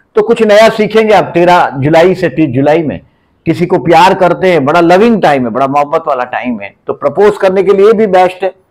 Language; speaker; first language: Hindi; native; Hindi